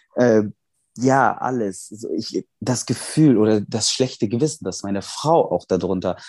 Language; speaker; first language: German; non-native, fluent; Arabic